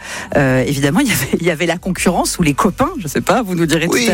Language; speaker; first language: French; native; French